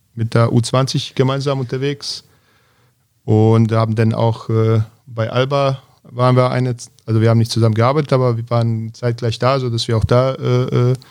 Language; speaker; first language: German; early bilingual, other home language; Bosnian